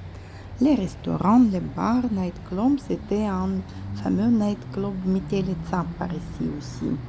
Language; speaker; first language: French; non-native, fluent; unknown